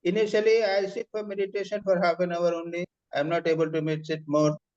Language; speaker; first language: English; non-native, local second language; Hindi